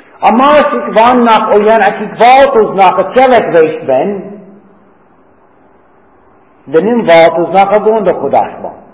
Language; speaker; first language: Hungarian; non-native, learner; English